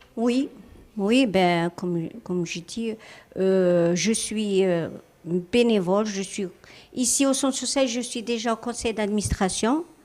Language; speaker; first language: French; non-native, local second language; Arabic